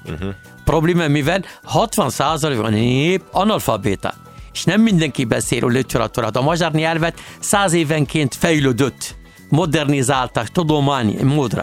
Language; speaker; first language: Hungarian; non-native, learner; Arabic